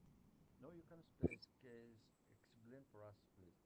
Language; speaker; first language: English; non-native, learner; Arabic